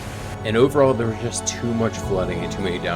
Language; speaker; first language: English; native; English